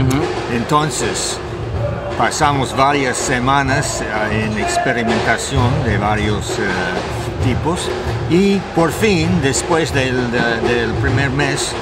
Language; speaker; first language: Spanish; non-native, fluent; English